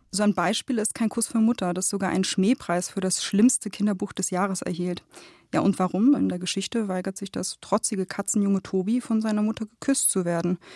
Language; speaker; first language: German; native; German